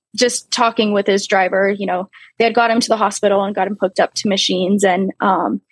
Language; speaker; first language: English; native; English